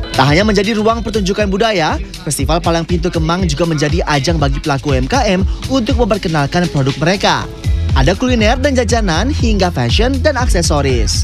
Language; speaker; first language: Indonesian; native; Indonesian